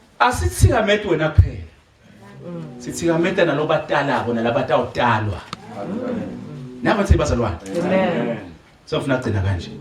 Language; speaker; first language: Zulu; non-native, local second language; Swati